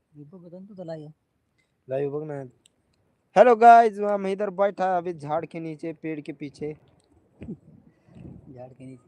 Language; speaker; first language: Hindi; non-native, local second language; Marathi